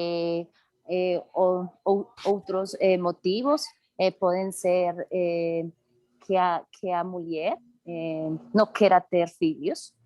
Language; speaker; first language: Portuguese; non-native, learner; Spanish